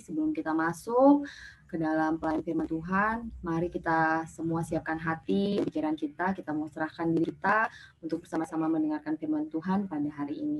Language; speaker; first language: Indonesian; native; Indonesian